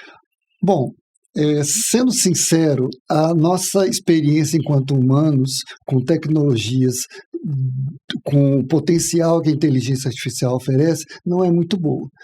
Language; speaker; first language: Portuguese; native; Portuguese